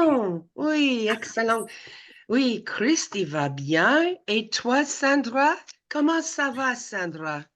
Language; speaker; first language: French; non-native, fluent; English